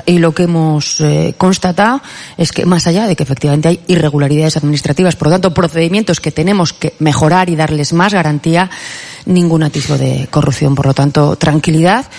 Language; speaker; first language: Spanish; native; Spanish